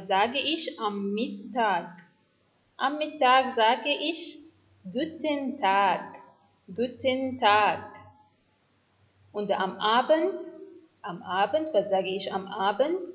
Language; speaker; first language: German; non-native, fluent; Arabic